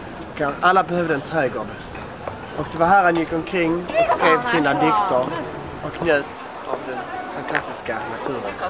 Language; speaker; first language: Swedish; native; Swedish